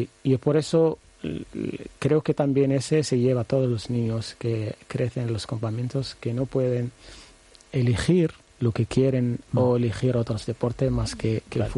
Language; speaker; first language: Spanish; non-native, learner; Arabic